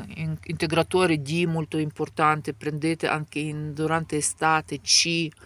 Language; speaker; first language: Italian; non-native, fluent; Ukrainian